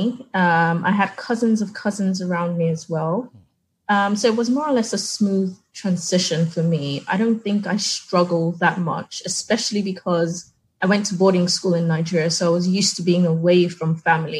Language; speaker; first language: English; non-native, local second language; Yoruba